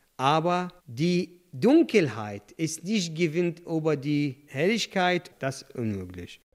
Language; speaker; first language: German; non-native, learner; Arabic